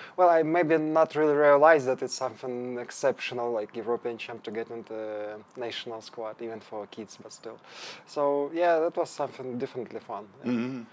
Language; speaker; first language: English; non-native, fluent; Ukrainian